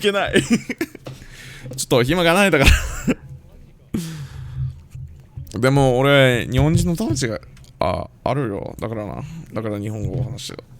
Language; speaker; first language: Japanese; non-native, learner; English